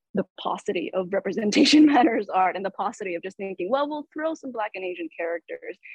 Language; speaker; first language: English; native; English